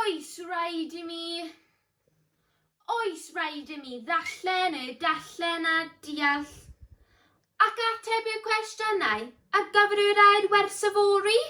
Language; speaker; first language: Welsh; non-native, learner; English